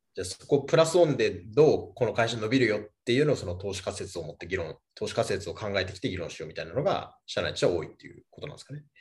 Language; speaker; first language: Japanese; native; Japanese